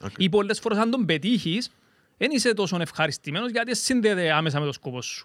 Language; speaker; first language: Greek; native; Greek